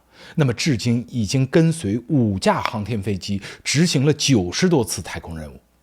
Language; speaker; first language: Chinese; native; Chinese